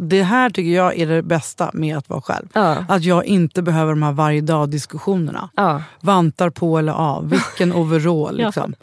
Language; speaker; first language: Swedish; native; Swedish